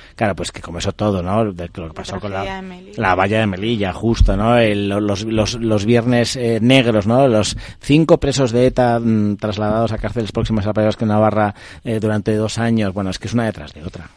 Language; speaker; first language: Spanish; native; Spanish